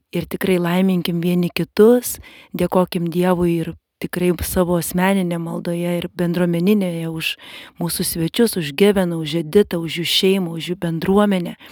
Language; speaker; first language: Lithuanian; native; Lithuanian